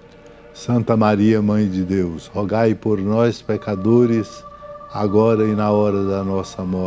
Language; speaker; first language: Portuguese; native; Portuguese